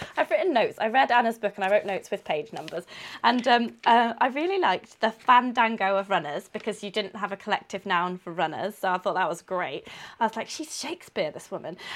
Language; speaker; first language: English; native; English